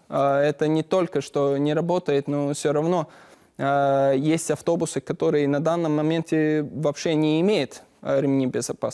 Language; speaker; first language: Russian; non-native, learner; Latvian